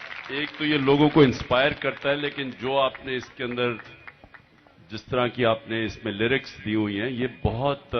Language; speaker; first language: Urdu; native; Urdu